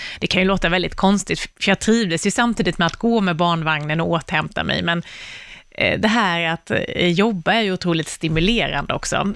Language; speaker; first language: Swedish; native; Swedish